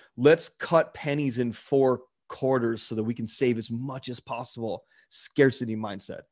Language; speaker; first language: English; native; English